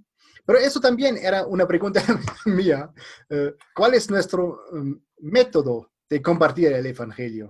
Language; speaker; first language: Spanish; non-native, fluent; German